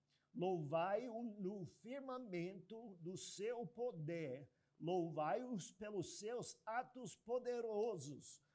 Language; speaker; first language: Portuguese; non-native, fluent; English